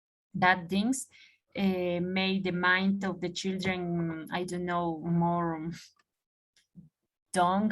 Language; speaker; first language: English; non-native, learner; Spanish